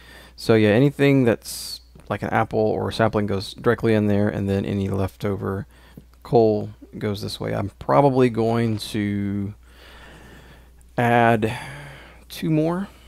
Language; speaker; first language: English; native; English